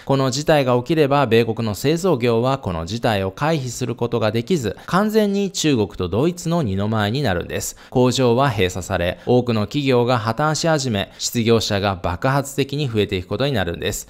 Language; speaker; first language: Japanese; native; Japanese